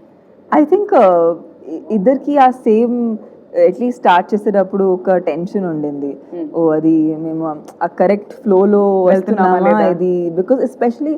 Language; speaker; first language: Telugu; non-native, fluent; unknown